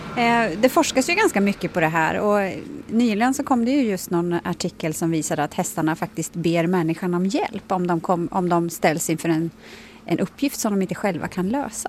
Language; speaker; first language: Swedish; native; Swedish